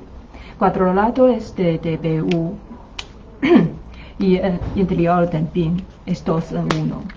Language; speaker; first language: Spanish; non-native, learner; Chinese